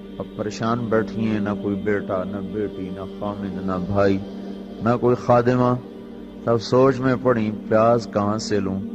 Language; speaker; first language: Urdu; non-native, local second language; Punjabi